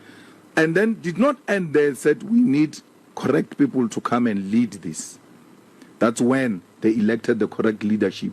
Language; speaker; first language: English; non-native, local second language; Northern Sotho